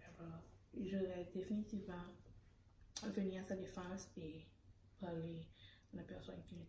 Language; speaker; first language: French; early bilingual, heritage; Haitian Creole